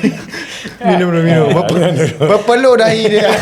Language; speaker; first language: Malay; native; Malay